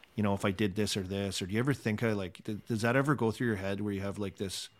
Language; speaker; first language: English; native; English